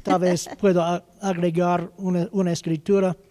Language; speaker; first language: Spanish; non-native, learner; English